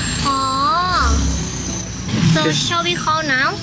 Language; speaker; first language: English; non-native, learner; Thai